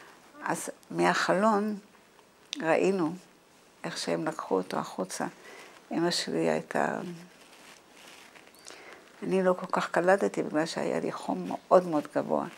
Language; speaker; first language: Hebrew; non-native, fluent; Dutch